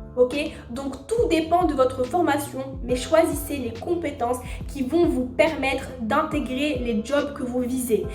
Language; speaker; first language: French; non-native, local second language; Arabic